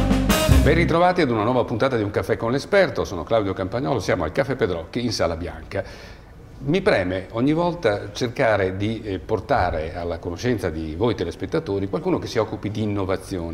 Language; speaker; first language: Italian; native; Italian